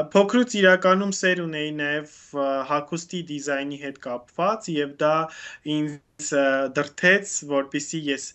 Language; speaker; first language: Armenian; native; Armenian